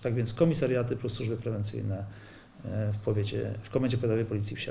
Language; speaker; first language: Polish; native; Polish